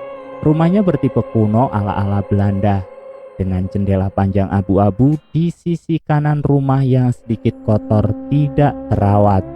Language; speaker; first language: Indonesian; native; Indonesian